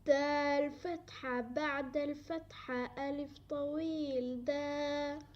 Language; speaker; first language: Arabic; non-native, learner; Somali